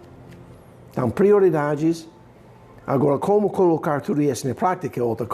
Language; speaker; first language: Portuguese; non-native, fluent; English